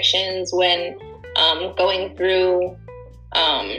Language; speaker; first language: English; native; English